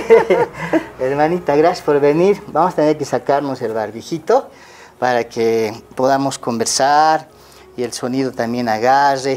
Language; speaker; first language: Spanish; native; Spanish